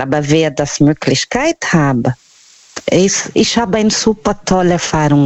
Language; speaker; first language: German; non-native, learner; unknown